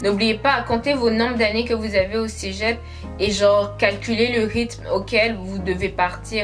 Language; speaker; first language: French; native; French